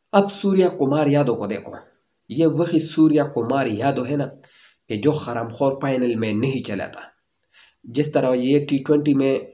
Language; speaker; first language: Urdu; native; Urdu